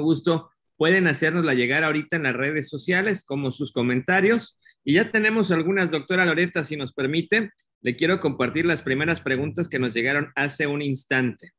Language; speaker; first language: Spanish; native; Spanish